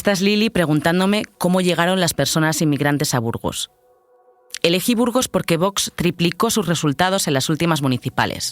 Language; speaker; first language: Spanish; native; Spanish